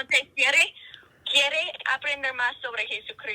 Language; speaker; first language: Spanish; non-native, learner; English